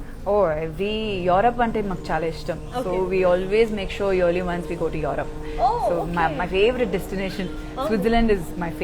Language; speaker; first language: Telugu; non-native, local second language; Tamil